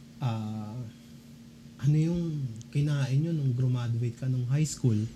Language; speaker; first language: Filipino; native; Filipino